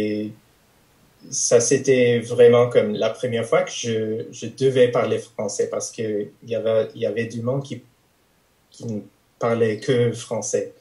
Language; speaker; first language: French; non-native, fluent; English